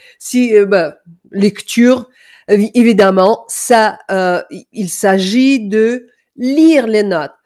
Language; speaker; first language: French; non-native, fluent; Danish